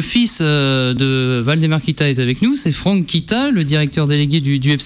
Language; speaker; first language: French; native; French